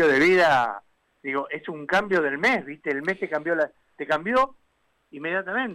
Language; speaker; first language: Spanish; native; Spanish